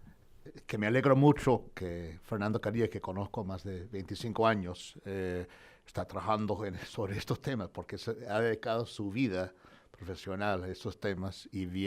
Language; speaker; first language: Spanish; non-native, fluent; English